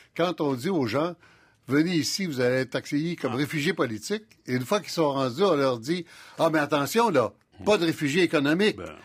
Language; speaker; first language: French; native; French